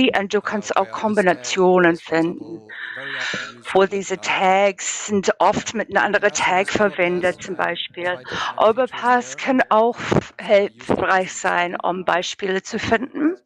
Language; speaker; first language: German; non-native, learner; English